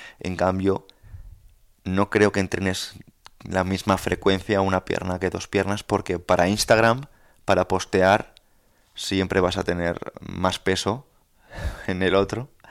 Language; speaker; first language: Spanish; native; Spanish